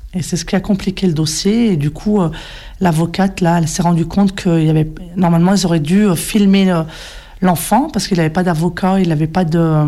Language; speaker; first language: French; native; French